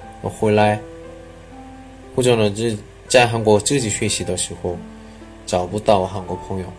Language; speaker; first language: Chinese; non-native, learner; Korean